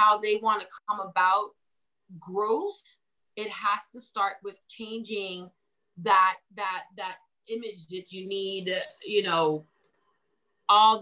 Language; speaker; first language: English; native; English